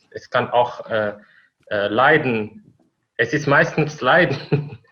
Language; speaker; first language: German; non-native, fluent; Arabic